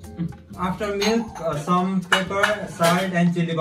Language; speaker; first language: English; non-native, fluent; Nepali